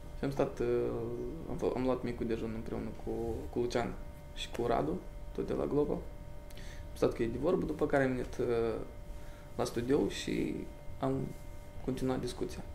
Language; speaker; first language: Romanian; native; Romanian